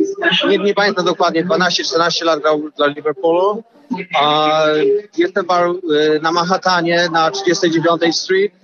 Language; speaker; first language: Polish; early bilingual, heritage; Polish